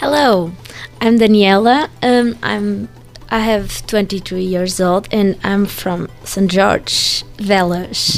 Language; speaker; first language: English; non-native, learner; Portuguese